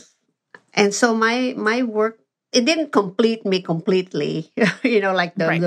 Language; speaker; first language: English; non-native, local second language; Filipino